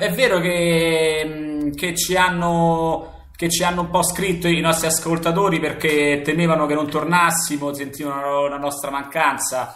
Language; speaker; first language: Italian; native; Italian